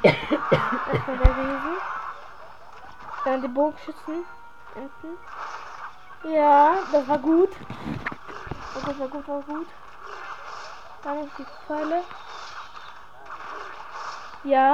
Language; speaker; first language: German; early bilingual, other home language; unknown